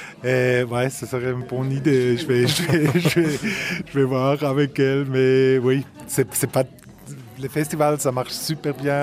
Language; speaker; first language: French; non-native, fluent; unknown